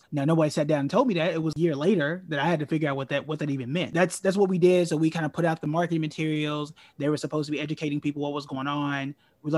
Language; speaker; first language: English; native; English